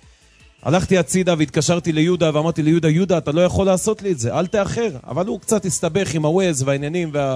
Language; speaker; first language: Hebrew; native; Hebrew